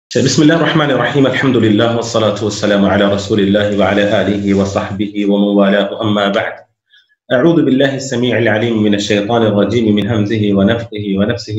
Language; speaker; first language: Arabic; non-native, fluent; Urdu